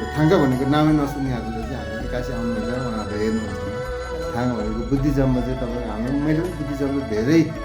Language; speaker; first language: Nepali; non-native, local second language; Eastern Tamang